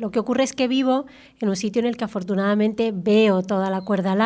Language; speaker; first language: Spanish; native; Spanish